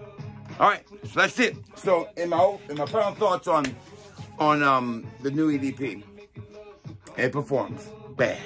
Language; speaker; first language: English; native; English